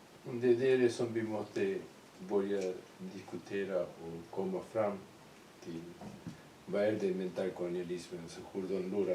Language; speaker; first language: Swedish; non-native, learner; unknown